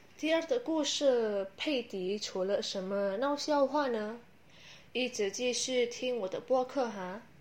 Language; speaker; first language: Chinese; non-native, learner; Indonesian